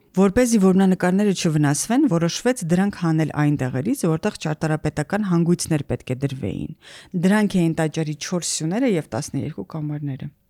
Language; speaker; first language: Armenian; native; Armenian